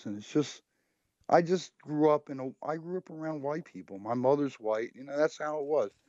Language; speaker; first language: English; native; English